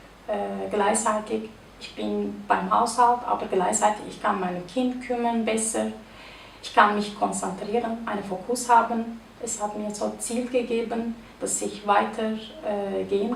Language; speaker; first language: German; non-native, learner; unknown